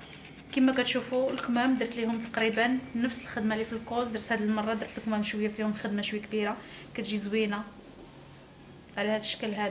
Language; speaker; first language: Arabic; native; Arabic